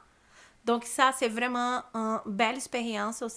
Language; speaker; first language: French; non-native, learner; Portuguese